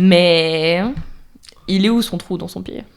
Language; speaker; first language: French; native; French